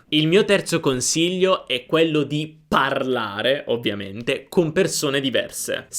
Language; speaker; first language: Italian; native; Italian